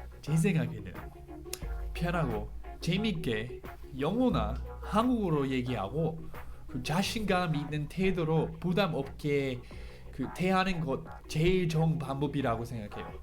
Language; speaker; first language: Korean; non-native, fluent; English